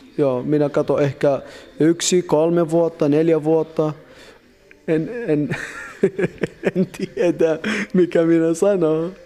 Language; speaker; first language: Finnish; non-native, learner; Arabic